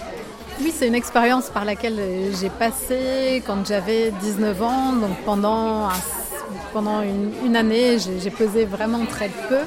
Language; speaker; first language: French; native; French